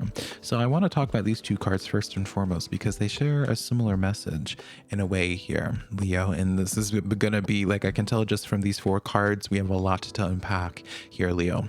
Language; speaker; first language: English; native; English